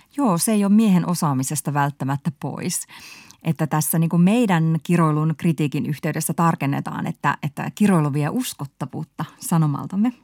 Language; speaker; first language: Finnish; native; Finnish